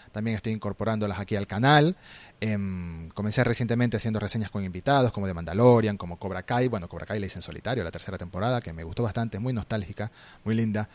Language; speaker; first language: Spanish; native; Spanish